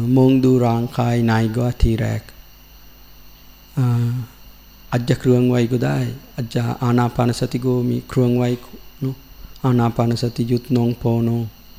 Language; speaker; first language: Thai; non-native, learner; Sinhala